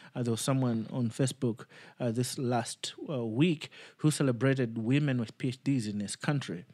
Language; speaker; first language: English; non-native, local second language; Nyanja